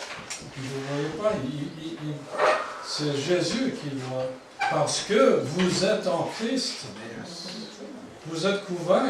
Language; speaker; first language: French; non-native, fluent; English